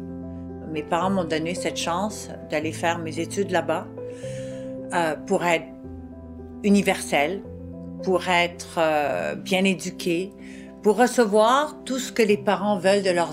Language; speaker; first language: French; native; French